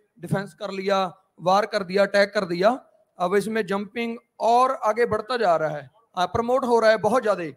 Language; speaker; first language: Hindi; non-native, local second language; Punjabi